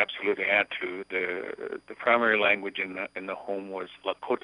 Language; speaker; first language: English; early bilingual, other home language; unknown